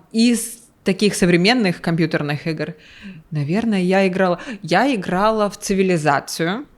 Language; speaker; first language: Russian; native; Russian